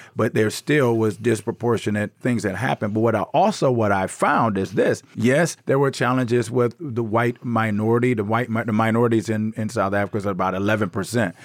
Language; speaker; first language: English; native; English